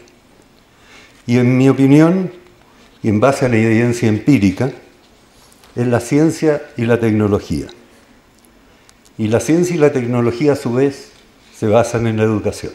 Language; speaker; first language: Spanish; native; Spanish